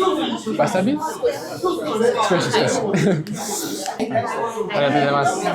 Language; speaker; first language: Japanese; non-native, learner; English